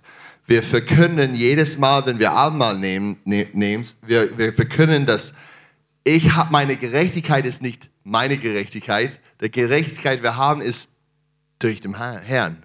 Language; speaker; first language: German; non-native, fluent; English